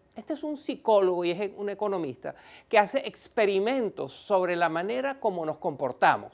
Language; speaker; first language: Spanish; native; Spanish